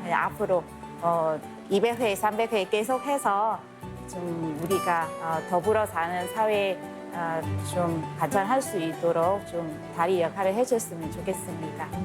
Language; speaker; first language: Korean; non-native, fluent; Vietnamese